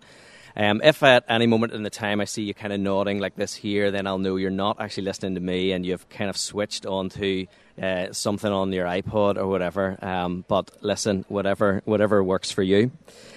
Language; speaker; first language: English; native; English